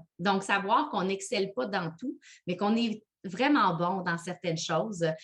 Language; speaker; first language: French; native; French